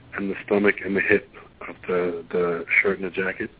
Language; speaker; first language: English; non-native, fluent; German